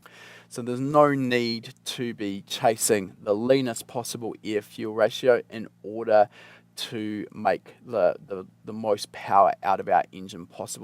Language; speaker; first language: English; native; English